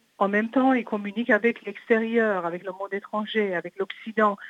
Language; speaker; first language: French; non-native, fluent; Persian